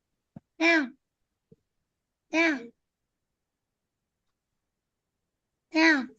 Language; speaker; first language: English; non-native, learner; Vietnamese